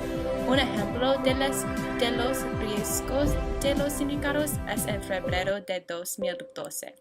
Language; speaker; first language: Spanish; non-native, learner; English